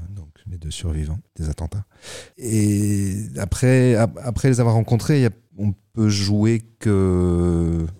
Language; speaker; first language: French; native; French